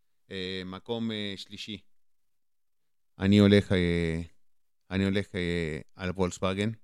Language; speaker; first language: Hebrew; non-native, fluent; Spanish